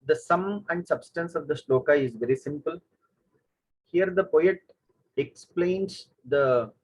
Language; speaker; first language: English; non-native, local second language; Kannada